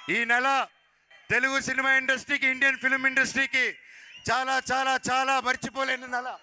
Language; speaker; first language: Telugu; native; Telugu